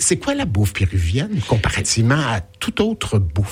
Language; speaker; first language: French; native; French